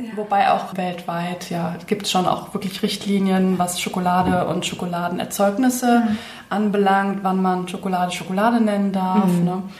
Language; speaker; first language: German; native; German